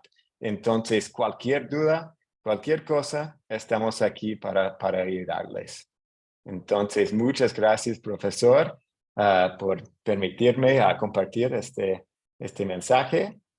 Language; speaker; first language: Spanish; non-native, fluent; English